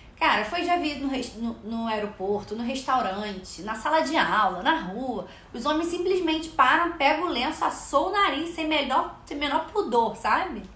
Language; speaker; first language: Portuguese; native; Portuguese